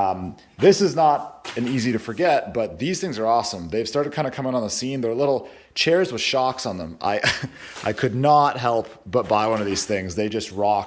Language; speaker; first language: English; native; English